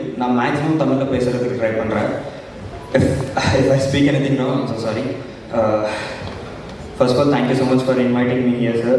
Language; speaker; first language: Tamil; non-native, learner; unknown